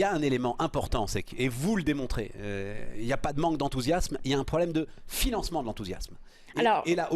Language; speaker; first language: French; native; French